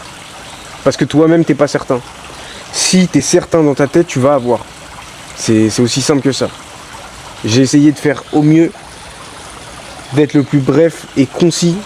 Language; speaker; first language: French; native; French